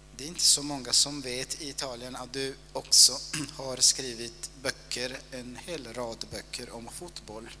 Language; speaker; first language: Swedish; non-native, fluent; Italian